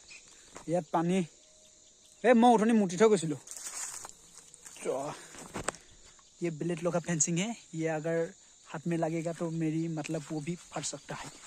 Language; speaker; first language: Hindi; non-native, local second language; Assamese